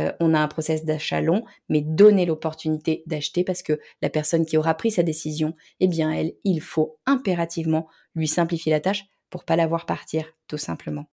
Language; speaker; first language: French; native; French